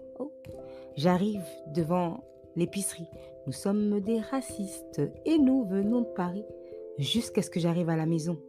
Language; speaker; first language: French; native; French